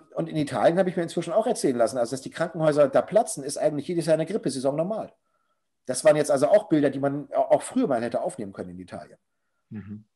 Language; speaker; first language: German; native; German